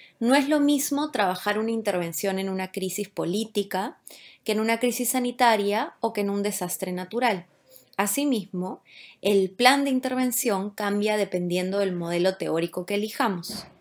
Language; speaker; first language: Spanish; native; Spanish